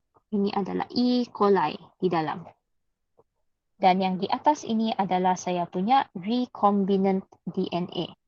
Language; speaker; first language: Malay; native; Malay